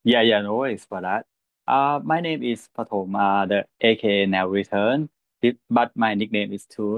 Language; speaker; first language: English; non-native, learner; Thai